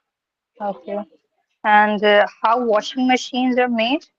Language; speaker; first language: English; non-native, learner; Urdu